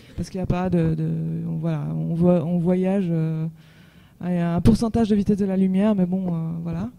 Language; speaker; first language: French; native; French